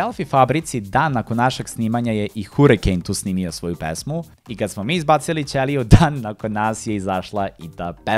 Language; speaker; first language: Serbian; native; Serbian